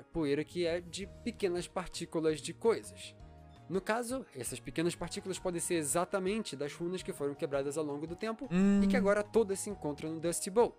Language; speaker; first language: Portuguese; native; Portuguese